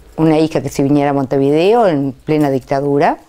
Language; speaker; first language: Spanish; native; Spanish